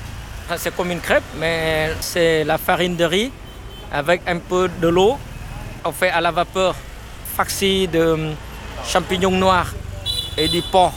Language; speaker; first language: French; non-native, fluent; Vietnamese